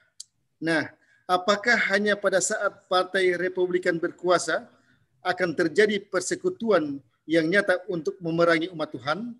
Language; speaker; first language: Indonesian; native; Indonesian